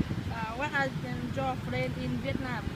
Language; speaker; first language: English; non-native, learner; Vietnamese